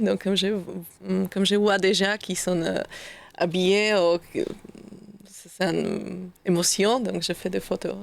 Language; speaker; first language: French; non-native, learner; Slovak